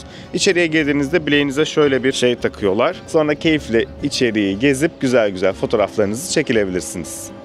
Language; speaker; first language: Turkish; native; Turkish